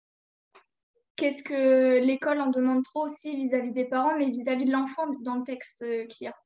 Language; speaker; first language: French; native; French